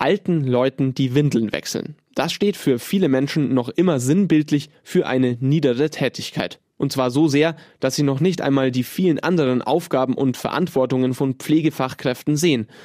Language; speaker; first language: German; native; German